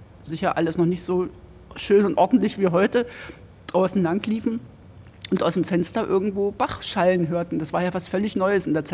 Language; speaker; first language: German; native; German